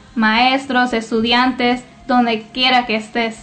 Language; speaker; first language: Spanish; early bilingual, heritage; Spanish